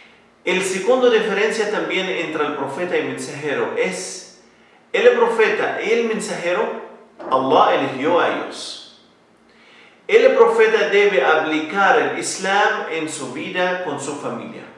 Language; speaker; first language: Spanish; non-native, learner; Arabic